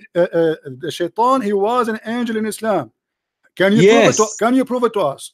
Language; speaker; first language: English; non-native, fluent; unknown